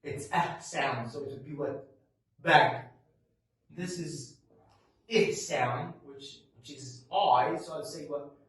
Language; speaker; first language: English; non-native, fluent; Arabic